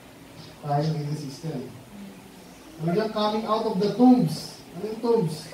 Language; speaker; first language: Filipino; native; Filipino